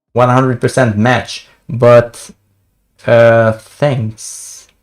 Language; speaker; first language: English; non-native, fluent; Albanian